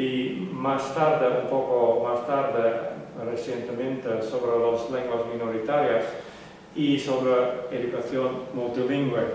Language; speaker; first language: Spanish; non-native, learner; Western Frisian